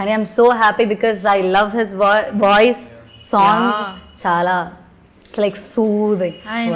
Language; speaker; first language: Telugu; non-native, learner; Malayalam